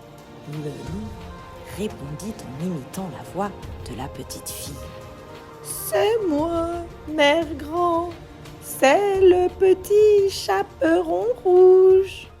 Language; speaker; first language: French; native; French